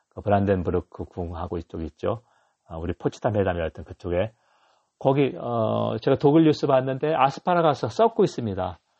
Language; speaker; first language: Korean; native; Korean